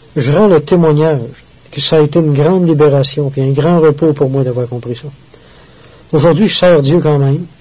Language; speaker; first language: French; native; French